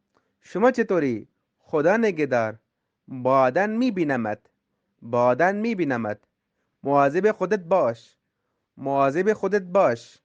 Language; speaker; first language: Persian; non-native, fluent; Urdu